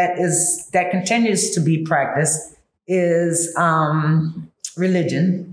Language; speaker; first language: English; early bilingual, other home language; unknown